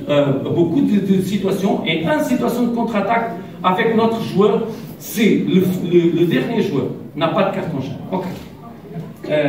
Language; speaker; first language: French; non-native, learner; Portuguese